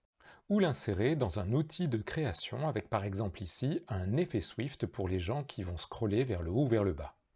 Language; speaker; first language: French; native; French